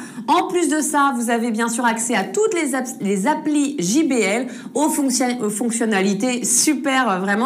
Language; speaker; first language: French; native; French